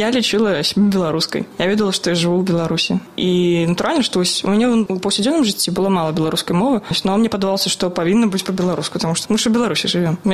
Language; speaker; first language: Belarusian; native; Belarusian